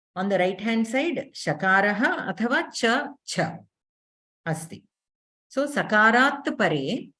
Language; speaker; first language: English; non-native, local second language; Telugu